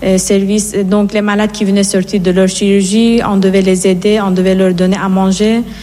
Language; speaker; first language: French; non-native, fluent; Persian